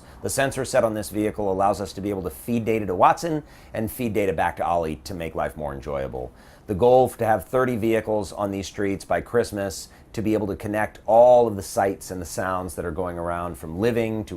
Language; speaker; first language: English; native; English